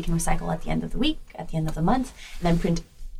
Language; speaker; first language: English; native; English